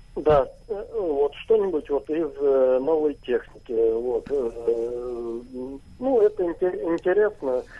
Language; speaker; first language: Russian; native; Russian